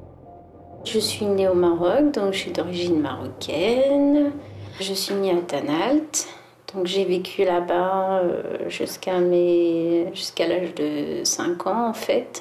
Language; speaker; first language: French; early bilingual, other home language; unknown